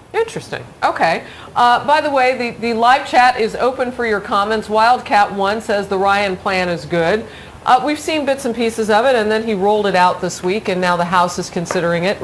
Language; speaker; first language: English; native; English